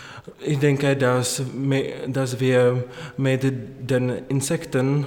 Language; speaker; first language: German; non-native, learner; Czech